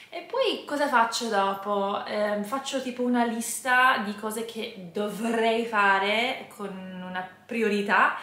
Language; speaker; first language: Italian; non-native, fluent; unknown